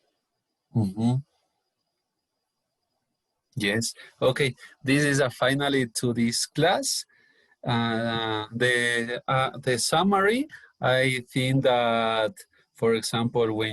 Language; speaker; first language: English; non-native, learner; Spanish